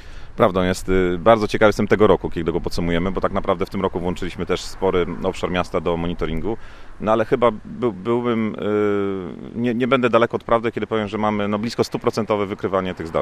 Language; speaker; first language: Polish; native; Polish